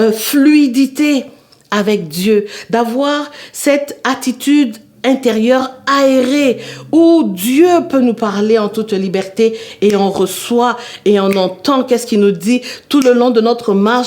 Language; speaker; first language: French; native; French